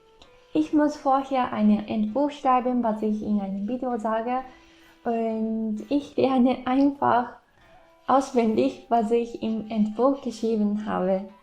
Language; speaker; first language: German; non-native, fluent; Japanese